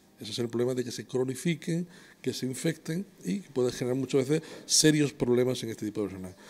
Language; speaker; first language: Spanish; native; Spanish